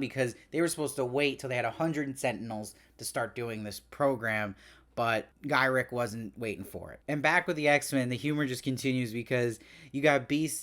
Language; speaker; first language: English; native; English